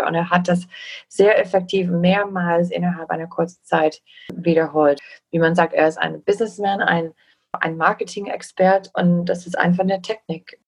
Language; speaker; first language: German; non-native, fluent; English